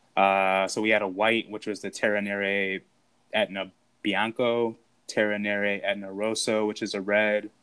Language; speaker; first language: English; native; English